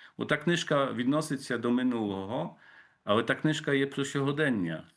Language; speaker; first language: Polish; non-native, local second language; Ukrainian